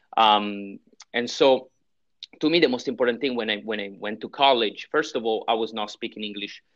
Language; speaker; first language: English; non-native, fluent; Italian